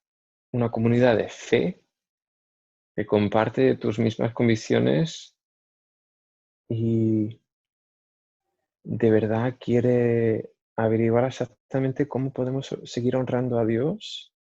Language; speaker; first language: Spanish; non-native, fluent; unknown